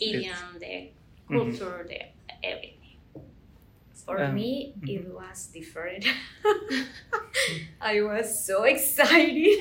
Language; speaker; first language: English; non-native, learner; Spanish